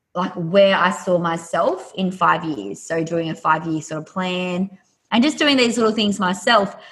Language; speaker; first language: English; native; English